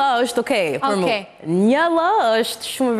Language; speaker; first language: Albanian; non-native, learner; English